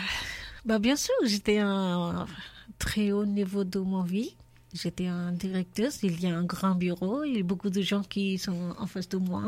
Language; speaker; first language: French; non-native, learner; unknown